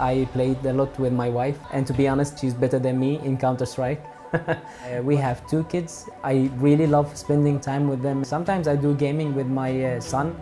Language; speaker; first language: English; non-native, fluent; Arabic